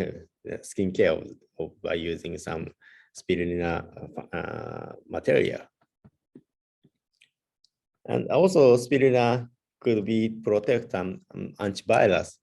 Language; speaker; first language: English; non-native, learner; Japanese